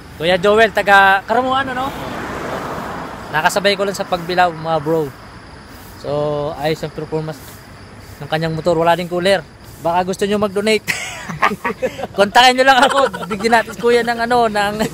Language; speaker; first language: Filipino; non-native, local second language; Bikol